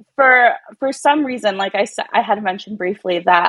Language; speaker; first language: English; early bilingual, other home language; Spanish